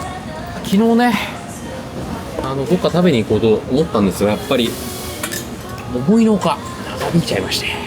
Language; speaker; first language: Japanese; native; Japanese